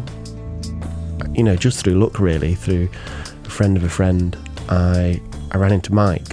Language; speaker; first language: English; native; English